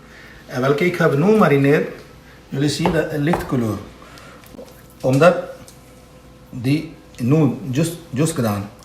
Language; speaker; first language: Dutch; non-native, learner; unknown